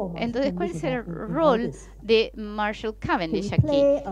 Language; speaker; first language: Spanish; non-native, fluent; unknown